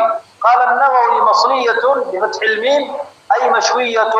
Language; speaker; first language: Arabic; non-native, fluent; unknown